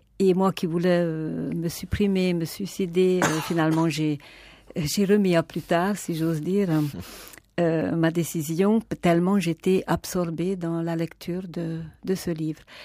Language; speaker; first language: French; non-native, fluent; Hungarian